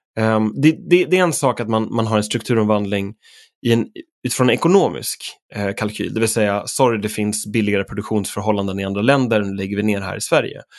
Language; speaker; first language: Swedish; native; Swedish